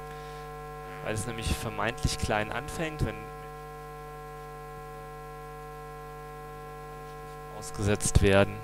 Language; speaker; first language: German; native; German